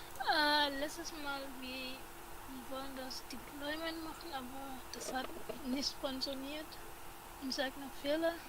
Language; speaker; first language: German; non-native, learner; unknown